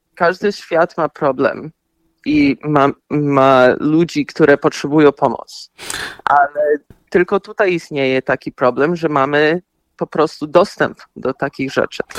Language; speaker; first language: Polish; early bilingual, heritage; Polish